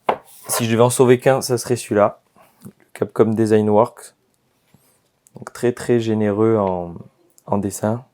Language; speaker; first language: French; native; French